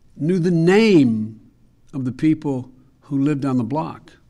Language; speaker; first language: English; native; English